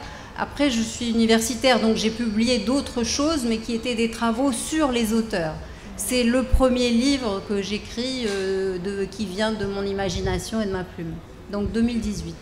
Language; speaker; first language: French; native; French